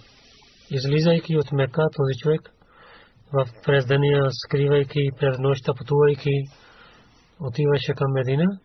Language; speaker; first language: Bulgarian; non-native, learner; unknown